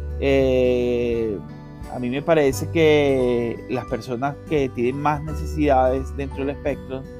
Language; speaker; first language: Spanish; native; Spanish